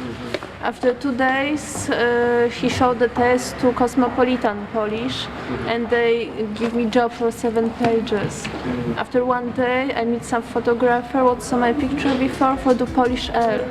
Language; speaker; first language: English; non-native, learner; Polish